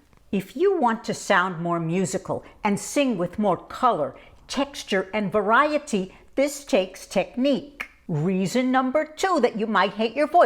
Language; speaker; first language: English; native; English